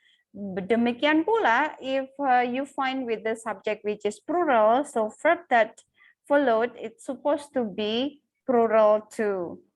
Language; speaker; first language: English; non-native, local second language; Indonesian